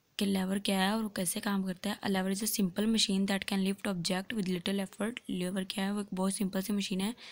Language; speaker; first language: Urdu; non-native, local second language; Punjabi